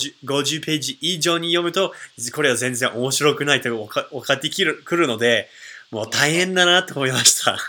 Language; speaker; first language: Japanese; non-native, fluent; English